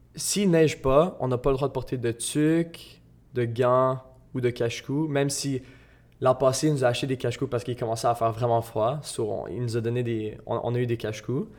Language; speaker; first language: French; native; French